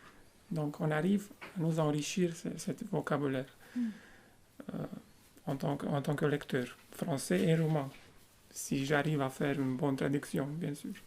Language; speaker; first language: French; non-native, fluent; Romanian